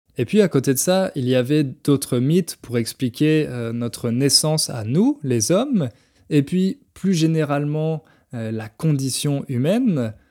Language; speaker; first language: French; native; French